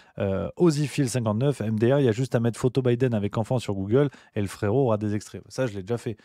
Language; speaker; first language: French; native; French